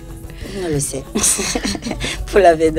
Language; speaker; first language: Spanish; non-native, learner; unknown